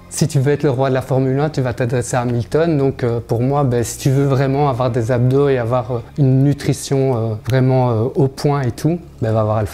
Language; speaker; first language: French; native; French